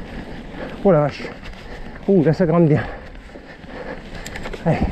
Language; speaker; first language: French; native; French